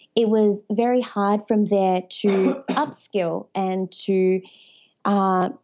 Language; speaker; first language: English; native; English